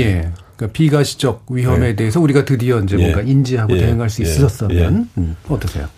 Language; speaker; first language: Korean; native; Korean